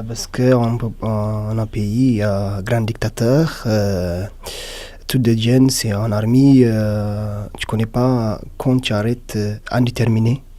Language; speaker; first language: French; non-native, learner; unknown